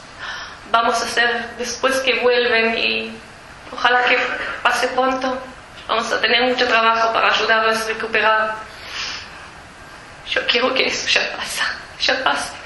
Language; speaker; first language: Spanish; early bilingual, heritage; Spanish